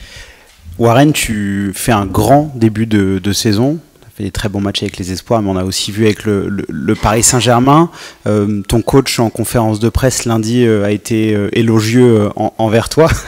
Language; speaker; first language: French; native; French